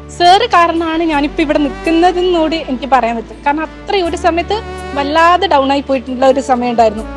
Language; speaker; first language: Malayalam; native; Malayalam